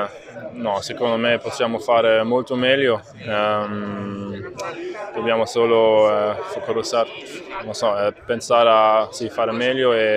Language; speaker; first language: Italian; non-native, fluent; German